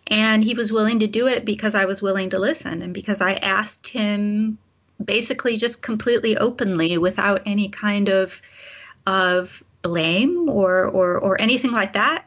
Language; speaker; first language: English; native; English